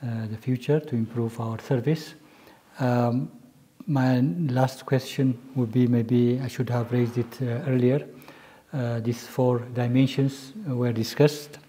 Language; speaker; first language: English; non-native, local second language; Amharic